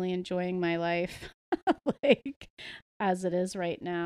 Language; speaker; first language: English; native; English